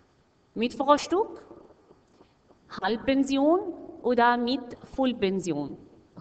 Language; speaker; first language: German; non-native, fluent; Arabic